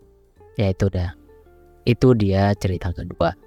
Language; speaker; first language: Indonesian; native; Indonesian